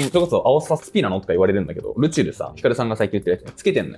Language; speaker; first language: Japanese; native; Japanese